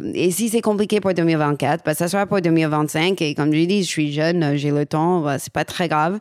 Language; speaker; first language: French; non-native, fluent; English